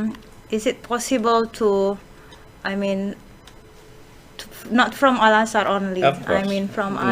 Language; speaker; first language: English; non-native, fluent; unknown